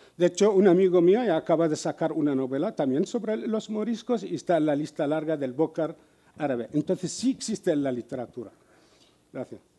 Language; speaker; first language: Spanish; non-native, fluent; Arabic